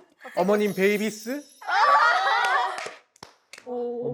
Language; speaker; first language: Korean; native; Korean